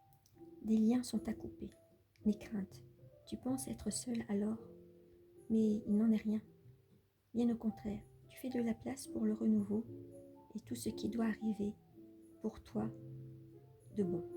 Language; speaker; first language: French; native; French